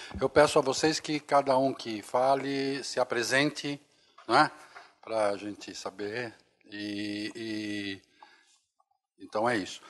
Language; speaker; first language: Portuguese; native; Portuguese